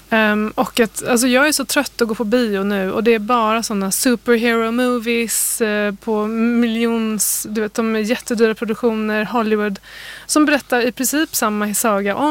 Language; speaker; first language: Swedish; native; Swedish